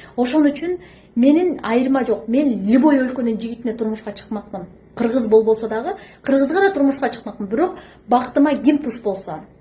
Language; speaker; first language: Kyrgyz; native; Kyrgyz